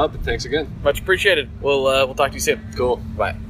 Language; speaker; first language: English; early bilingual, other home language; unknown